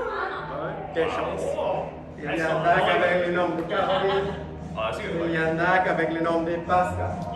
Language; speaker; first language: French; non-native, fluent; Spanish